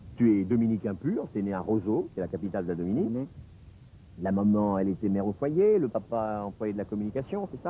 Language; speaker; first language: French; native; French